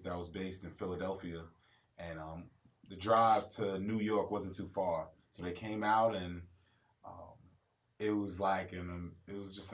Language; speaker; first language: English; native; English